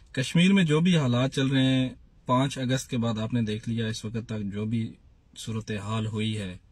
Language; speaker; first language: Urdu; non-native, local second language; Punjabi